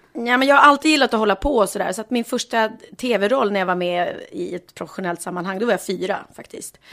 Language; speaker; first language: Swedish; native; Swedish